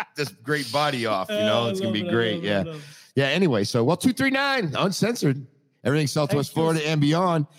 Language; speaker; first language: English; non-native, fluent; Italian